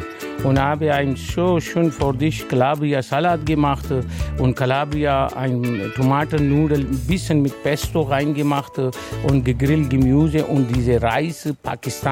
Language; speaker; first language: German; non-native, learner; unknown